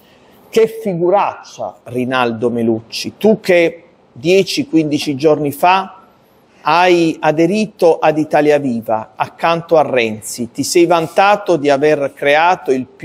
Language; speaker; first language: Italian; native; Italian